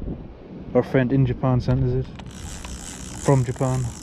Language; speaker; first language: English; native; English